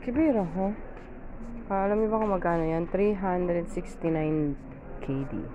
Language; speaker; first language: Arabic; non-native, learner; Filipino